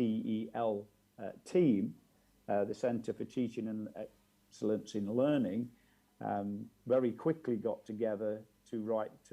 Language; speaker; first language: English; non-native, local second language; Indonesian